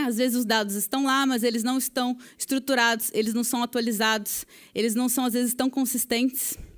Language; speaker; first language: Portuguese; native; Portuguese